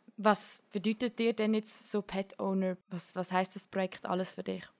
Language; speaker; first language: German; native; German